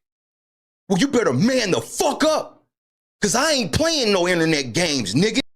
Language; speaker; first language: English; native; English